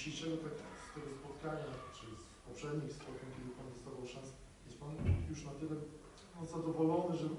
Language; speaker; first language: Polish; native; Polish